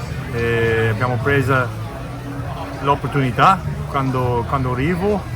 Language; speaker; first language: Italian; non-native, learner; English